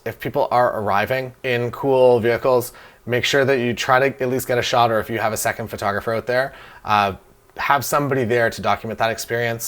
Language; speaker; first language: English; native; English